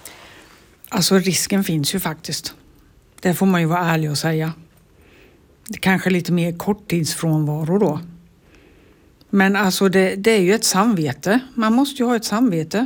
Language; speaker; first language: Swedish; native; Swedish